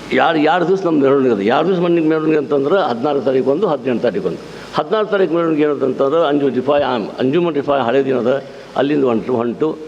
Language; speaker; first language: Kannada; non-native, local second language; Urdu